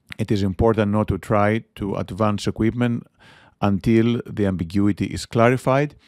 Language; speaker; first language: English; non-native, fluent; Greek